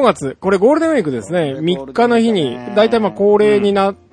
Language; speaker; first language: Japanese; native; Japanese